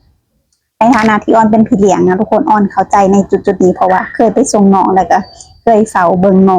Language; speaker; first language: Thai; non-native, local second language; Northeastern Thai